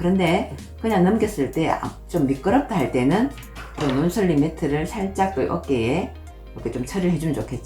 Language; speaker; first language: Korean; native; Korean